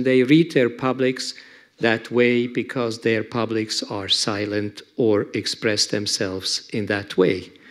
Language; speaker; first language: English; non-native, fluent; German